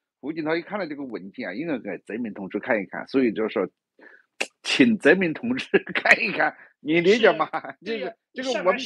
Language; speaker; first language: Chinese; native; Chinese